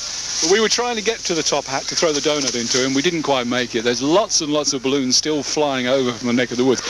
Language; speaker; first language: English; native; English